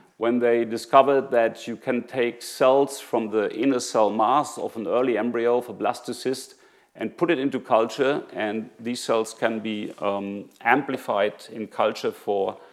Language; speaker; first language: English; non-native, fluent; German